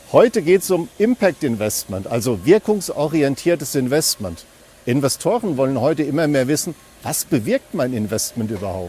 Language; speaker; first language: German; native; German